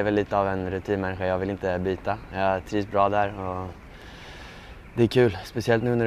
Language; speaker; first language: Swedish; native; Swedish